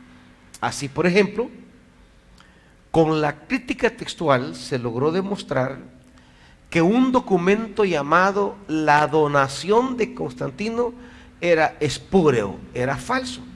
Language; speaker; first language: Spanish; native; Spanish